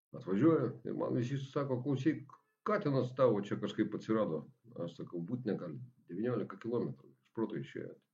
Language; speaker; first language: Lithuanian; non-native, local second language; Russian